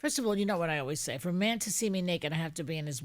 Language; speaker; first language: English; native; English